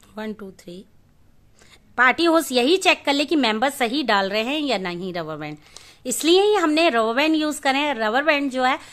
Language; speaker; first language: Hindi; native; Hindi